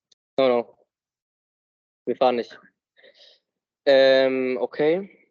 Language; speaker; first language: German; native; German